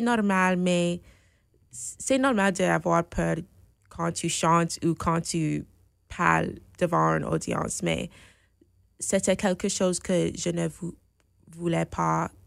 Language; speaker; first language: French; non-native, fluent; English